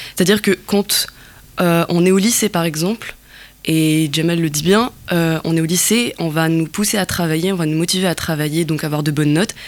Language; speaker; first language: French; non-native, local second language; Kabyle